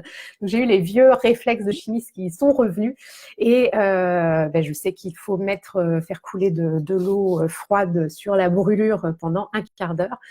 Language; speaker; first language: French; native; French